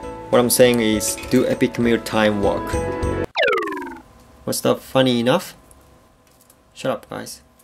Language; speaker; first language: English; non-native, fluent; Japanese